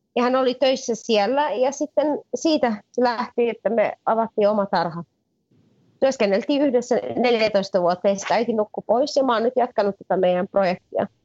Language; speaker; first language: Finnish; native; Finnish